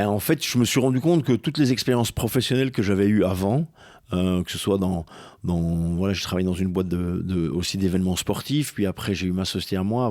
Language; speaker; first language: French; native; French